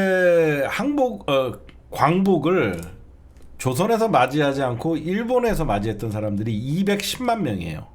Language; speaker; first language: Korean; native; Korean